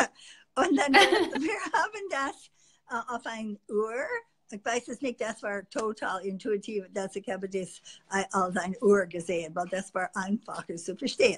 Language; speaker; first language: German; non-native, fluent; English